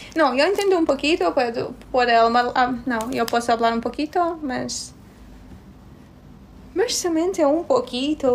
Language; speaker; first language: Spanish; non-native, learner; Ukrainian